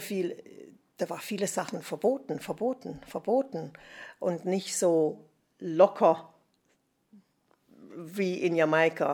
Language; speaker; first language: German; non-native, fluent; English